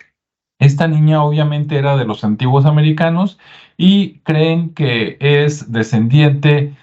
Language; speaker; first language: Spanish; native; Spanish